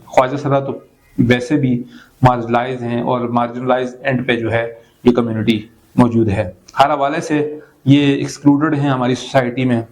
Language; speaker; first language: Urdu; non-native, local second language; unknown